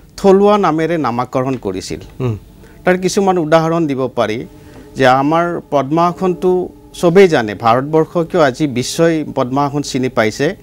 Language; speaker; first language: Assamese; native; Assamese